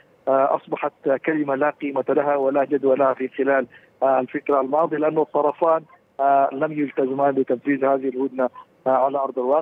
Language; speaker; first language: Arabic; native; Arabic